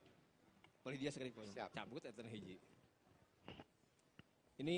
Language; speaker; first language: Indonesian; non-native, local second language; Sundanese